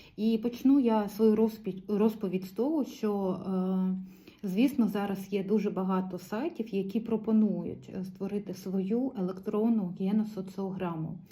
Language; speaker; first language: Ukrainian; non-native, local second language; Russian